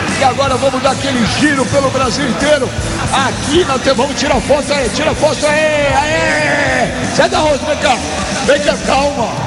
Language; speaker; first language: Portuguese; native; Portuguese